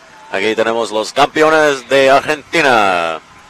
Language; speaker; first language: Spanish; non-native, learner; English